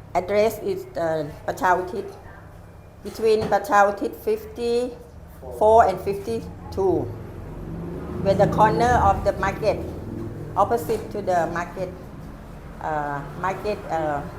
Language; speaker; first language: English; non-native, learner; Thai